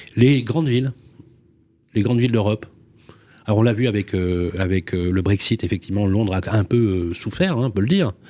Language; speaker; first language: French; native; French